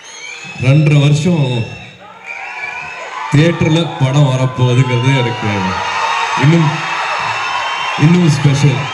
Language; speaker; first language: Tamil; native; Tamil